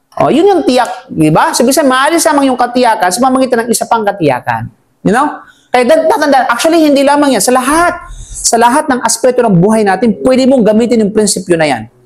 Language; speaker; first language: Filipino; native; Filipino